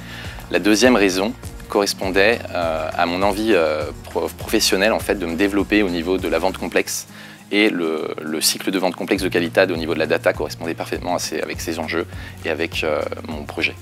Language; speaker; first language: French; native; French